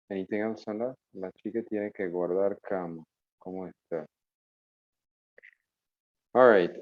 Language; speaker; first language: Spanish; non-native, fluent; English